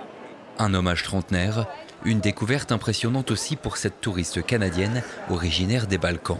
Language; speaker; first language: French; native; French